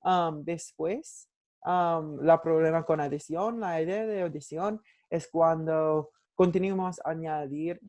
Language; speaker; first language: Spanish; non-native, learner; English